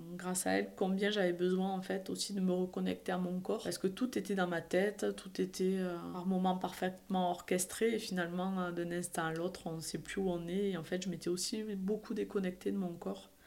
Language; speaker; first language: French; native; French